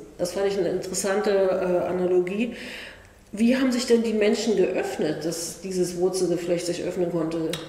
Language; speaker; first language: German; native; German